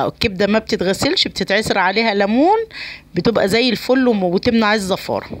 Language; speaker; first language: Arabic; native; Arabic